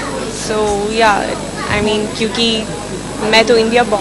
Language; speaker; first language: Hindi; non-native, learner; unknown